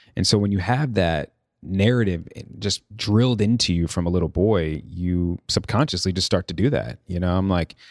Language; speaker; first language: English; native; English